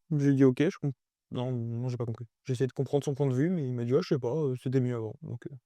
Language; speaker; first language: French; native; French